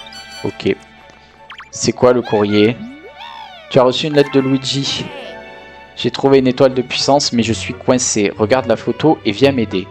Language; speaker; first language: French; native; French